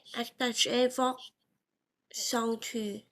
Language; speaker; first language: French; non-native, learner; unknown